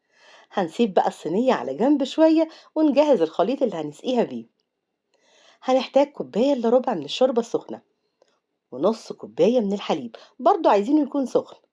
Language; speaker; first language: Arabic; native; Arabic